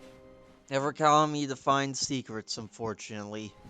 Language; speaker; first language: English; native; English